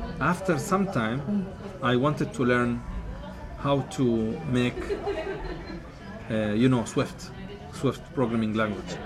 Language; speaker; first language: English; non-native, fluent; Arabic